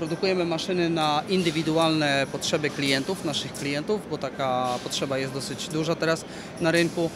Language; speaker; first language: Polish; native; Polish